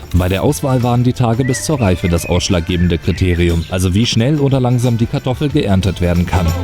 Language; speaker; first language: German; native; German